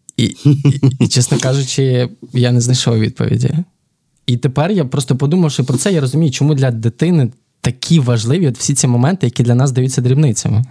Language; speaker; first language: Ukrainian; native; Ukrainian